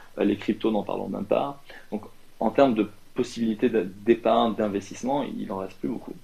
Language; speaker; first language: French; non-native, local second language; Arabic